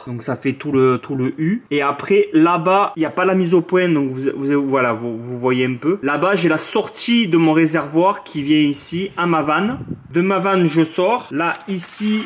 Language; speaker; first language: French; native; French